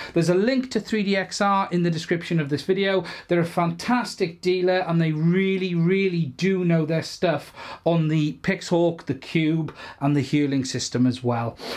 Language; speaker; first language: English; native; English